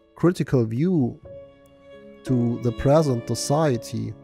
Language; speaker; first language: English; non-native, fluent; German